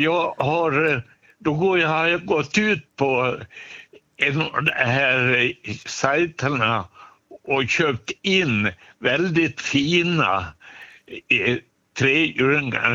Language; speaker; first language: Swedish; native; Swedish